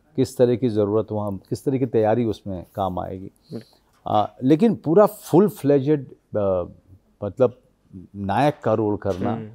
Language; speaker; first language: Hindi; native; Hindi